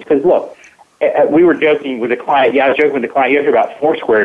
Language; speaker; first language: English; native; English